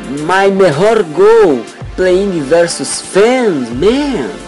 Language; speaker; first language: English; non-native, learner; Portuguese